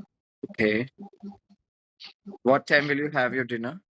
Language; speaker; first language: English; non-native, fluent; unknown